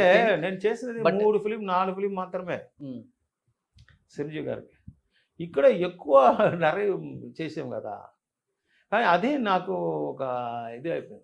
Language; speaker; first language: Telugu; non-native, local second language; Tamil